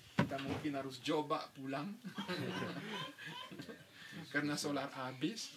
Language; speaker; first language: Indonesian; non-native, fluent; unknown